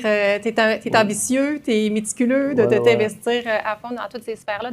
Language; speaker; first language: French; native; French